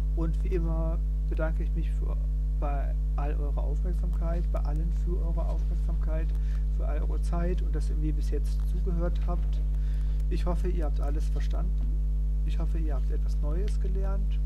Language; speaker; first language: German; non-native, fluent; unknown